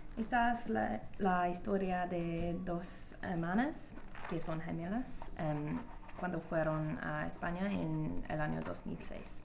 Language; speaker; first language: Spanish; non-native, learner; English